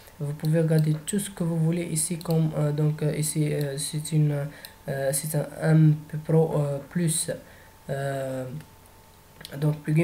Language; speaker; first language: French; non-native, fluent; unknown